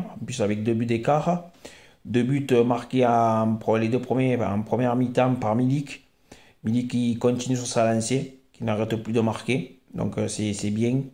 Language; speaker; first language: French; native; French